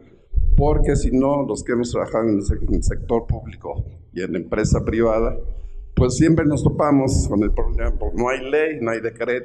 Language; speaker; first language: Spanish; native; Spanish